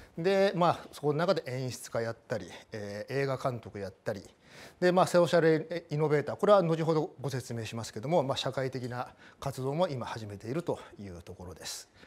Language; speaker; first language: Japanese; native; Japanese